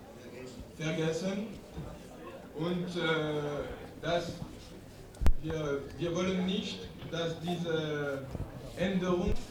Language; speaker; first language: German; non-native, learner; French